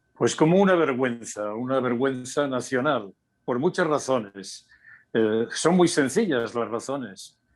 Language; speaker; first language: Spanish; native; Spanish